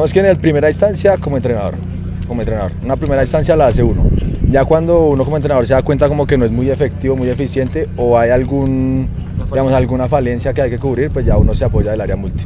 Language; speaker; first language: Spanish; native; Spanish